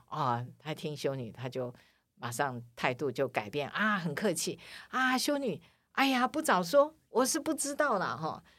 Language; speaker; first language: Chinese; native; Chinese